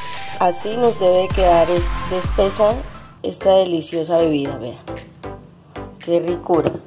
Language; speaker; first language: Spanish; native; Spanish